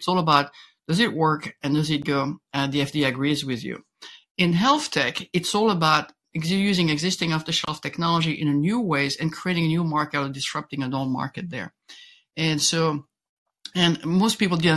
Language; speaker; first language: English; non-native, fluent; French